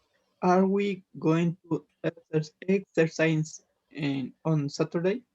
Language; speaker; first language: English; non-native, learner; Spanish